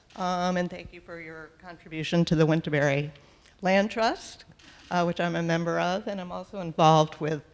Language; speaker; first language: English; native; English